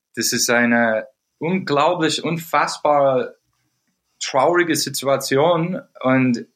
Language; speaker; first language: German; non-native, fluent; English